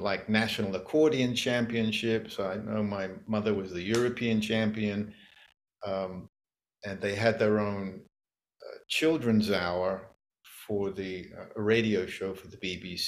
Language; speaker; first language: English; native; English